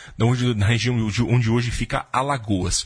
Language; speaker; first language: Portuguese; native; Portuguese